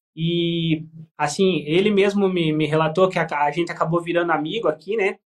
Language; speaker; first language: Portuguese; native; Portuguese